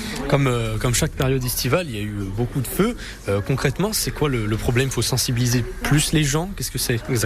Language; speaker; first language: French; native; French